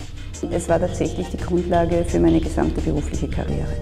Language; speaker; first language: German; native; German